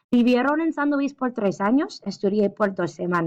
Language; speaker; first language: Spanish; non-native, fluent; English